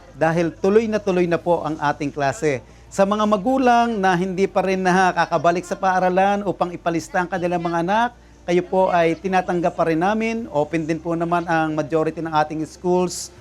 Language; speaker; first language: Filipino; native; Filipino